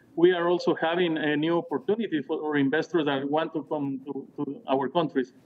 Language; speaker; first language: English; non-native, fluent; Spanish